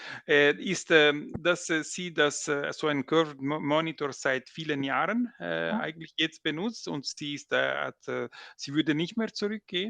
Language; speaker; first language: German; non-native, local second language; French